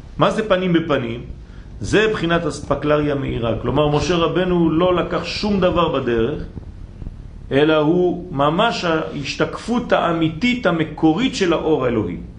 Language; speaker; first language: Hebrew; non-native, fluent; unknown